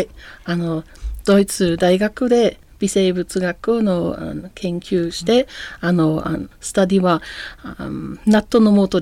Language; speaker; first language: Japanese; non-native, learner; German